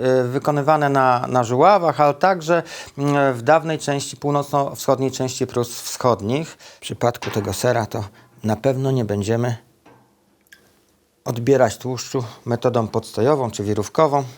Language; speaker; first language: Polish; native; Polish